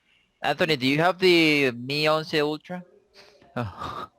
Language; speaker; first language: English; non-native, learner; Spanish